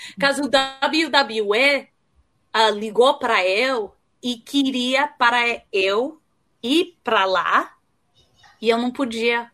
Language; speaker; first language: Portuguese; early bilingual, heritage; Portuguese